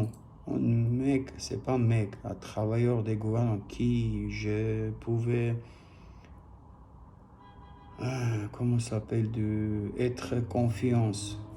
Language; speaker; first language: French; non-native, learner; Armenian